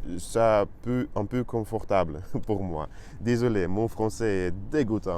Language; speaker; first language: French; non-native, learner; Russian